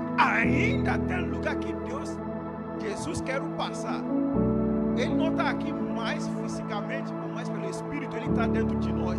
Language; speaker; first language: Portuguese; non-native, learner; Yoruba